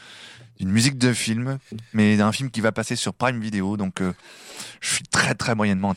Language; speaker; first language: French; native; French